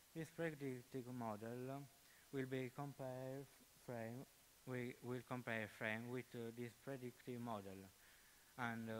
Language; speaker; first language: English; non-native, fluent; Italian